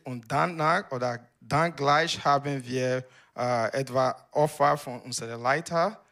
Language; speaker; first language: German; non-native, learner; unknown